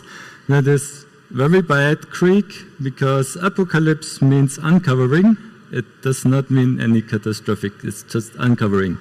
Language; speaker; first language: English; non-native, fluent; German